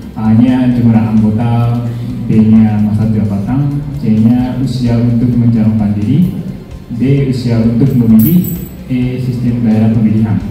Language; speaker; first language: Indonesian; non-native, fluent; Japanese